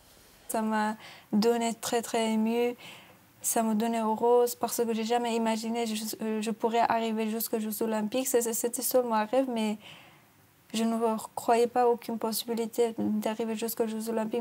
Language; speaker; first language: French; non-native, learner; Persian